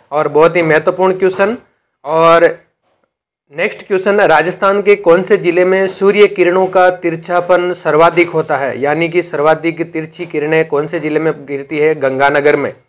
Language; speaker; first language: Hindi; native; Hindi